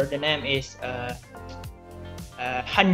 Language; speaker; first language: English; non-native, learner; Indonesian